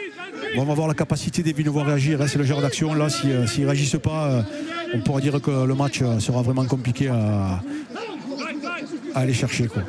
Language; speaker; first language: French; native; French